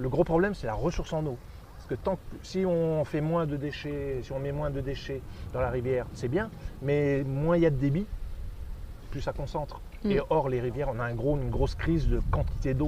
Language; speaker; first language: French; native; French